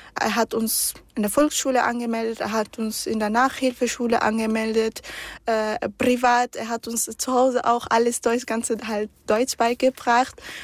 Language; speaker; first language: German; early bilingual, other home language; Arabic